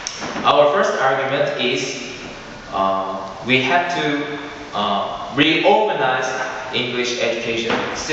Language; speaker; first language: English; non-native, learner; Korean